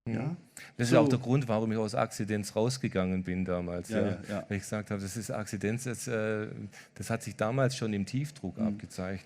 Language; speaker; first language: German; native; German